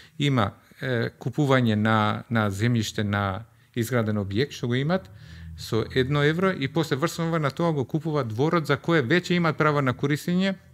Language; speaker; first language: Macedonian; non-native, local second language; Albanian